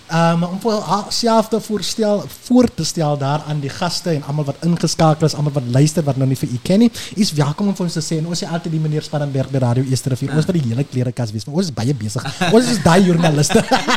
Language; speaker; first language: Afrikaans; early bilingual, heritage; Afrikaans